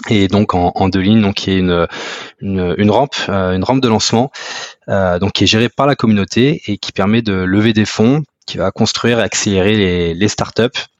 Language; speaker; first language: French; native; French